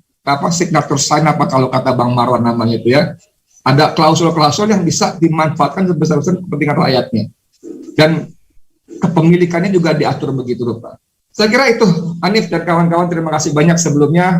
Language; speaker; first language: Indonesian; native; Indonesian